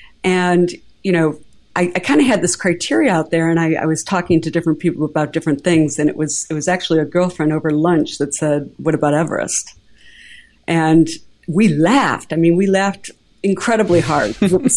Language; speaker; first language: English; native; English